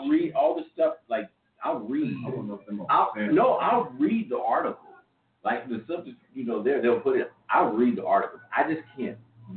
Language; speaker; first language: English; native; English